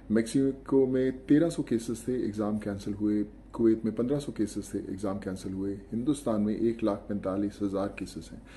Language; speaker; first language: Hindi; non-native, local second language; Punjabi